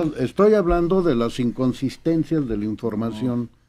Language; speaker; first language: Spanish; native; Spanish